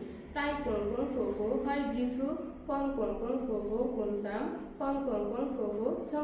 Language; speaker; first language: Cantonese; non-native, learner; Bangla